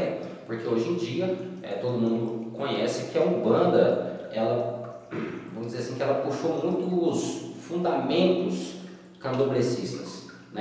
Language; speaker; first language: Portuguese; native; Portuguese